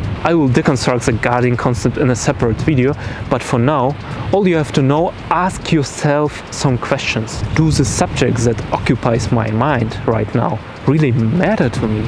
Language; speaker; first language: English; non-native, fluent; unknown